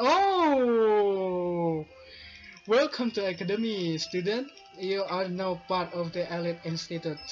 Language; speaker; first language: English; non-native, learner; Indonesian